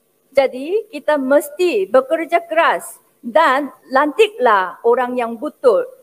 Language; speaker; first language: Indonesian; non-native, fluent; Korean